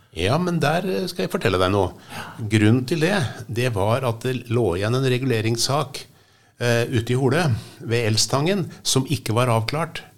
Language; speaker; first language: Norwegian; native; Norwegian